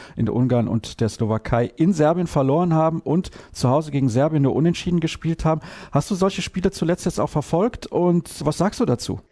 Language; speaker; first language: German; native; German